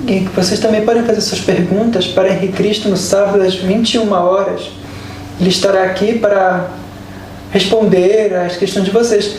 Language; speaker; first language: Portuguese; native; Portuguese